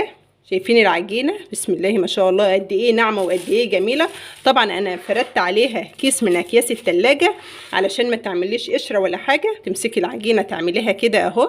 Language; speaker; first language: Arabic; native; Arabic